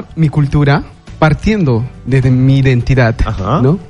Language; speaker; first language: Spanish; non-native, local second language; Shipibo-Conibo